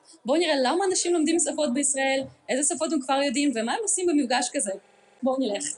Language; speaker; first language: Hebrew; native; Hebrew